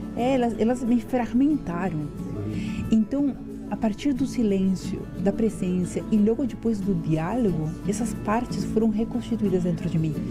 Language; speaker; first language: Portuguese; non-native, fluent; Spanish